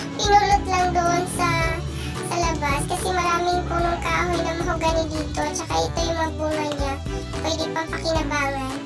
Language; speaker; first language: Filipino; non-native, local second language; Cebuano